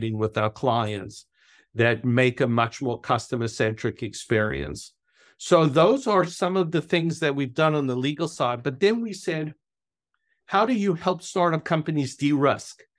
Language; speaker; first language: English; native; English